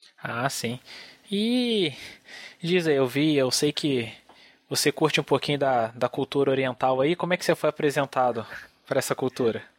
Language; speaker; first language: Portuguese; native; Portuguese